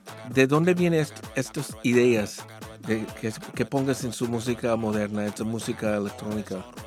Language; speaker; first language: Spanish; non-native, learner; English